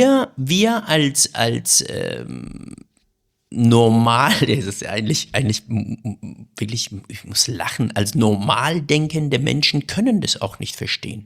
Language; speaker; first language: German; early bilingual, other home language; Persian